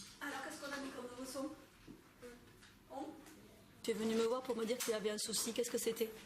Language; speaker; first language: French; native; French